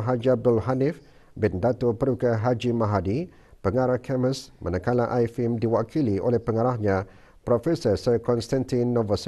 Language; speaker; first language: Malay; native; Malay